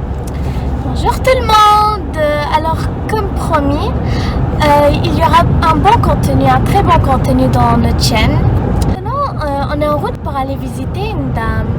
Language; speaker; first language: French; non-native, local second language; Arabic